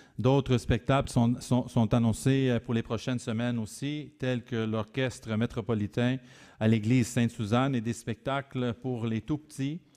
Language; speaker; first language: French; native; French